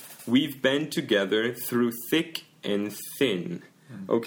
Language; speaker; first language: English; native; English